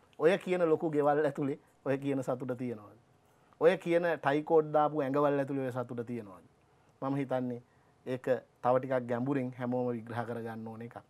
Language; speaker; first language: Sinhala; native; Sinhala